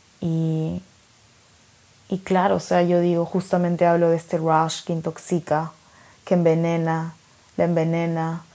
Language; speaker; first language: Spanish; native; Spanish